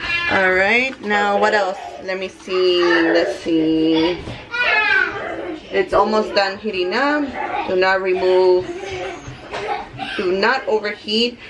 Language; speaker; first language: English; early bilingual, other home language; Spanish